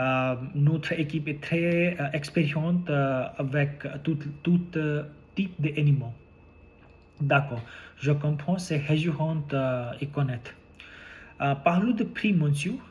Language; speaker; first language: French; non-native, learner; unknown